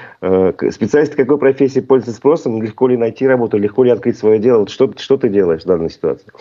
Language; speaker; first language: Russian; native; Russian